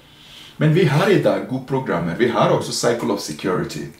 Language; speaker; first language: Norwegian; non-native, fluent; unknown